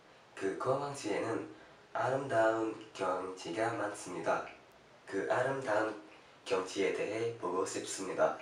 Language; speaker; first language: Korean; non-native, learner; Indonesian